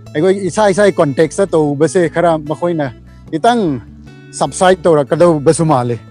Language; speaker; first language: Manipuri; non-native, local second language; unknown